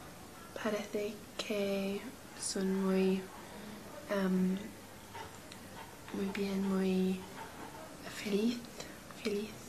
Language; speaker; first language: Spanish; non-native, learner; English